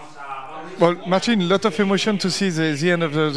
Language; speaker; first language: English; non-native, learner; French